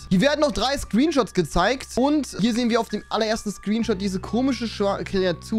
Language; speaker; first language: German; native; German